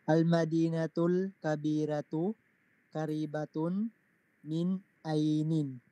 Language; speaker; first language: Arabic; non-native, learner; Filipino